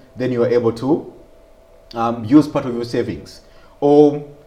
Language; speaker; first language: English; non-native, local second language; Ganda